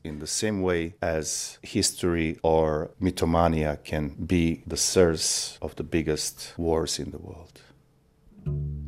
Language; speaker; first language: English; non-native, fluent; Macedonian